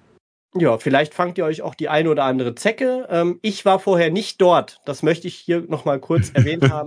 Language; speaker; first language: German; native; German